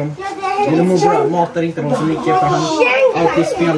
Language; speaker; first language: Swedish; non-native, learner; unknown